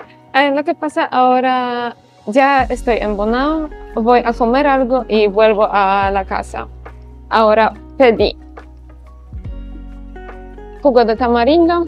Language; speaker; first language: Spanish; non-native, fluent; Polish